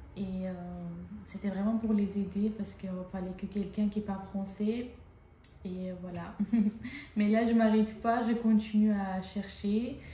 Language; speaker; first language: French; non-native, fluent; Armenian